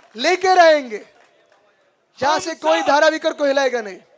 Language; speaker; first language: Hindi; non-native, local second language; Marathi